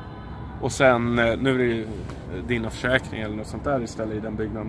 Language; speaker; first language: Swedish; native; Swedish